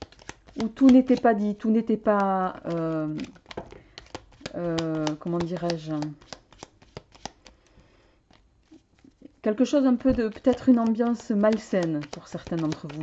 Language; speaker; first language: French; native; French